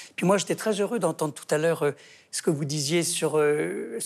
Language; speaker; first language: French; native; French